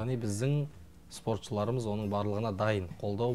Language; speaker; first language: Kazakh; native; Kazakh